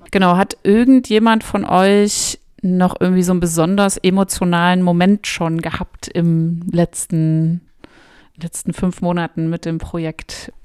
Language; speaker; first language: German; native; German